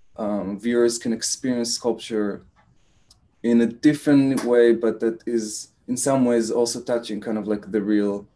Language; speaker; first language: English; non-native, fluent; Hebrew